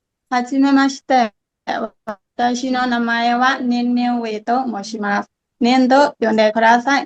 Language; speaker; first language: Japanese; non-native, learner; Burmese